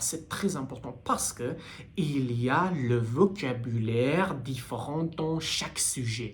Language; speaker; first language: French; non-native, learner; Persian